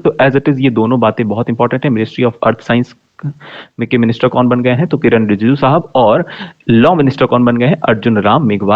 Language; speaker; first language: Hindi; native; Hindi